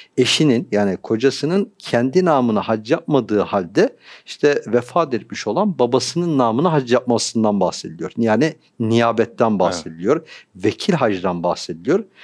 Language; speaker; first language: Turkish; native; Turkish